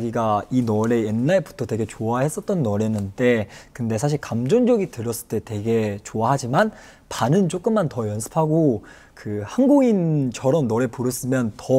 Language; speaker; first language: Korean; non-native, fluent; Chinese